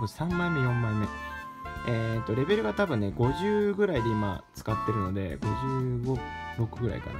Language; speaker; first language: Japanese; native; Japanese